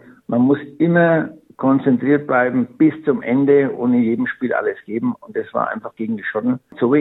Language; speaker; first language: German; native; German